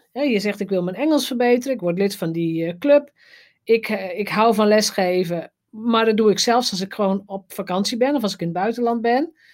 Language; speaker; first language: Dutch; native; Dutch